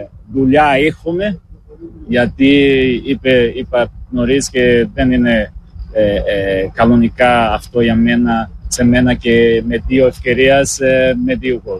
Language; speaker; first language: Greek; non-native, learner; Portuguese